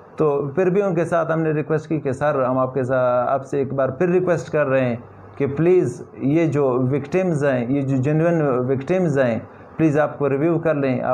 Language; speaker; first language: Urdu; non-native, local second language; Pashto